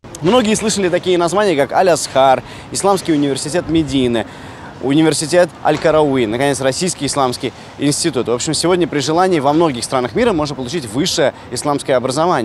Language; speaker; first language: Russian; native; Russian